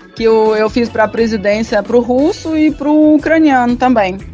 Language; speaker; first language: Portuguese; non-native, fluent; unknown